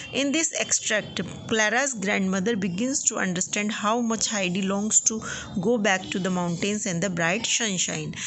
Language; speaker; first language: Hindi; native; Hindi